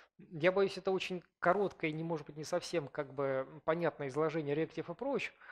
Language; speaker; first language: Russian; native; Russian